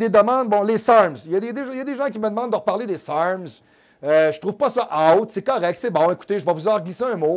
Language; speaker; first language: French; native; French